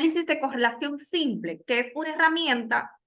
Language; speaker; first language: Spanish; native; Spanish